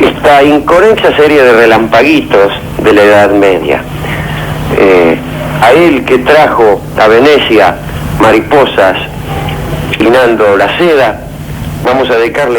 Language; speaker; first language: Spanish; native; Spanish